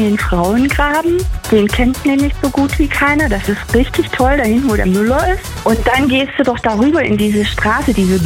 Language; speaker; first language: German; native; German